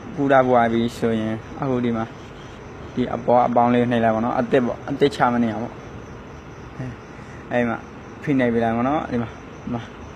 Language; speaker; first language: Burmese; native; Burmese